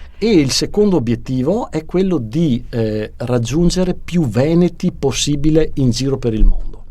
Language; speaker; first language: Italian; native; Italian